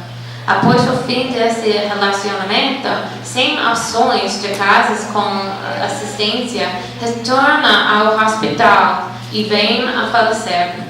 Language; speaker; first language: Portuguese; non-native, fluent; English